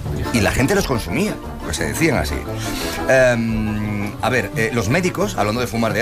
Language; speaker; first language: Spanish; native; Spanish